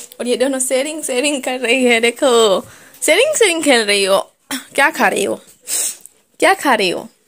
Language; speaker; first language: Hindi; non-native, local second language; Gujarati